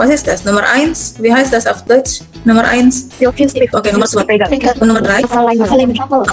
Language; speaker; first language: German; non-native, learner; Indonesian